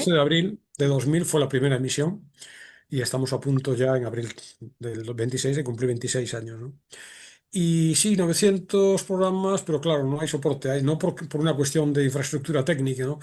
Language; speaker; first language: Spanish; native; Spanish